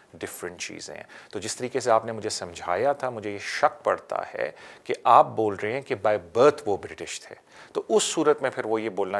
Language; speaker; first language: Urdu; native; Urdu